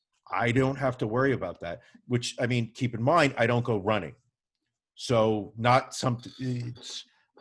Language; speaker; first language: English; native; English